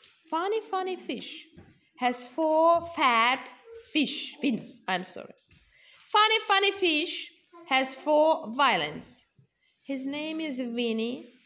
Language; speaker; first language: English; non-native, fluent; Ukrainian